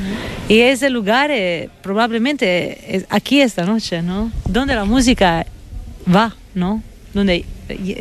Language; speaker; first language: Spanish; non-native, fluent; Italian